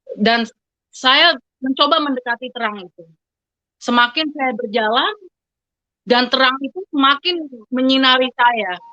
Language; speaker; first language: Indonesian; native; Indonesian